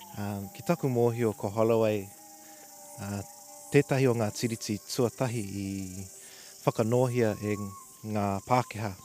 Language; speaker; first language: Māori; non-native, local second language; English